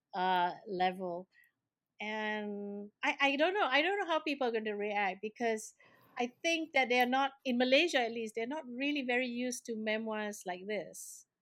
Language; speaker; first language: English; non-native, local second language; Malay